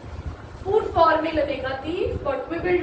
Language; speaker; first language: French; non-native, learner; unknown